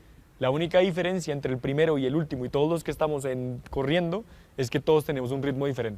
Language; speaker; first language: Spanish; native; Spanish